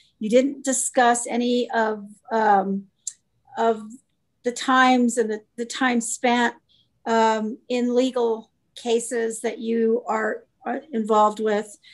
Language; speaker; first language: English; native; English